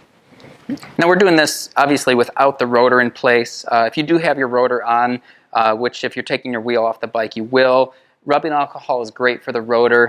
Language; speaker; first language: English; native; English